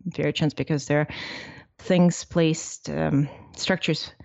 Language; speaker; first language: English; non-native, fluent; Russian